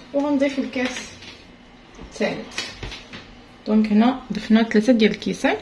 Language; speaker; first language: Arabic; native; Arabic